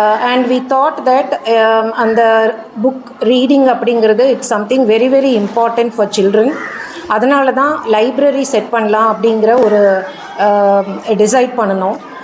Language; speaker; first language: Tamil; native; Tamil